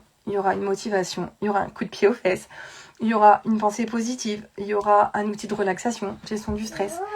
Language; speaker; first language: French; native; French